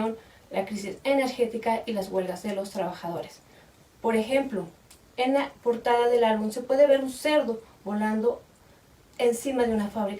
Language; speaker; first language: Spanish; native; Spanish